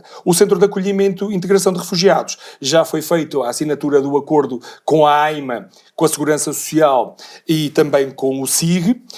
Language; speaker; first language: Portuguese; native; Portuguese